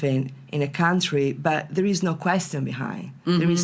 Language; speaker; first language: English; non-native, fluent; Italian